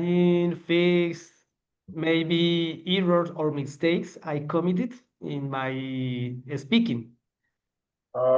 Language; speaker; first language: English; non-native, learner; Spanish